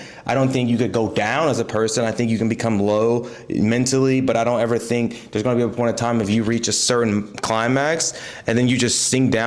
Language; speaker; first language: English; native; English